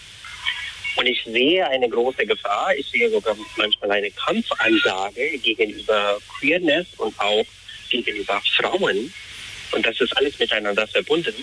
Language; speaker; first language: German; non-native, fluent; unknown